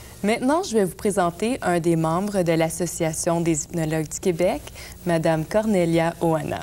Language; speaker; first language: French; native; French